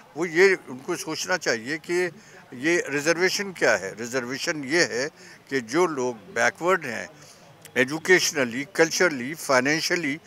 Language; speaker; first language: Hindi; native; Hindi